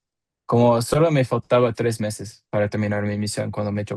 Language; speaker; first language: Spanish; non-native, learner; English